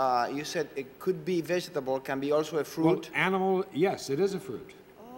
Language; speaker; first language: English; non-native, fluent; Spanish